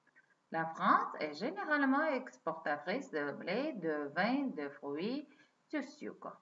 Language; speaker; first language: French; non-native, fluent; Uzbek